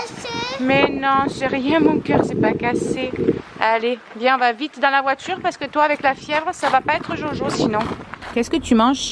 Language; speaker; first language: French; native; French